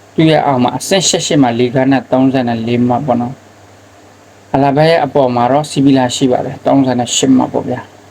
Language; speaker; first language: Burmese; native; Burmese